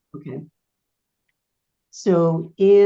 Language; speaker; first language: English; native; English